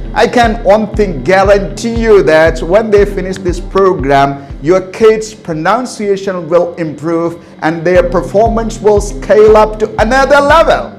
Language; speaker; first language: English; non-native, local second language; Malayalam